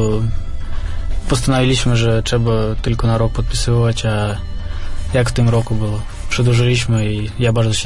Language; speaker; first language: Polish; non-native, fluent; Russian